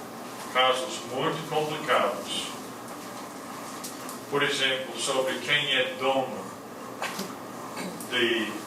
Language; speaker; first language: Portuguese; non-native, fluent; English